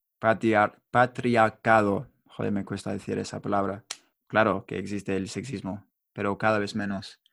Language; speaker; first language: Spanish; non-native, learner; English